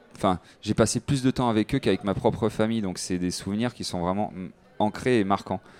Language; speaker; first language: French; native; French